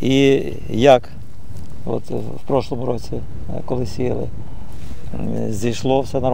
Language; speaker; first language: Ukrainian; native; Ukrainian